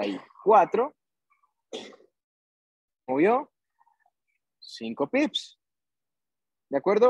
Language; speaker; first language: Spanish; native; Spanish